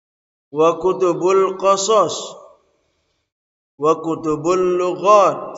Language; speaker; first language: Arabic; non-native, fluent; Indonesian